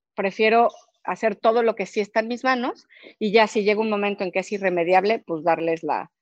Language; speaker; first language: Spanish; native; Spanish